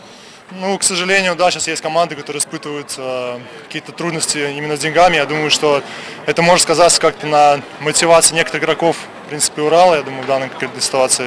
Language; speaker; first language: Russian; native; Russian